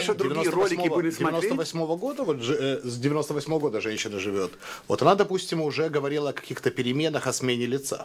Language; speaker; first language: Russian; native; Russian